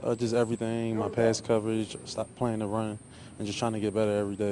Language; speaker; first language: English; native; English